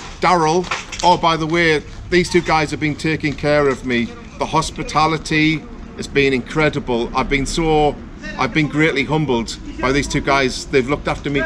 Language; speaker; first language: English; native; English